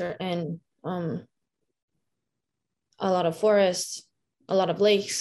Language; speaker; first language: English; non-native, fluent; Lithuanian